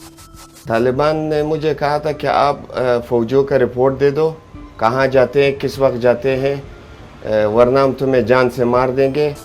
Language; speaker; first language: Hindi; non-native, fluent; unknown